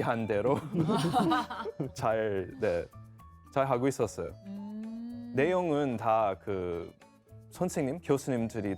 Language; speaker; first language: Korean; non-native, fluent; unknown